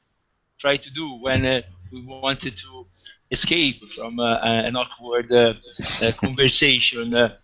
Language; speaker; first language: English; non-native, fluent; Italian